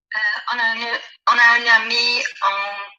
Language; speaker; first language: French; non-native, learner; English